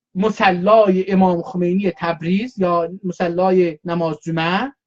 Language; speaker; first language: Persian; non-native, local second language; Azerbaijani